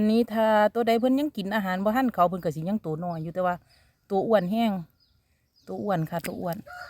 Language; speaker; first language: Thai; native; Thai